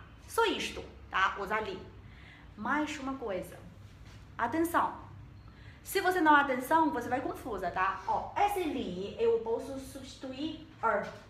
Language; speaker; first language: Portuguese; non-native, learner; Chinese